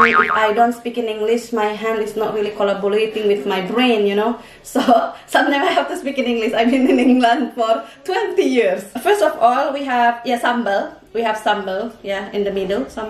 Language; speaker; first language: English; non-native, fluent; Indonesian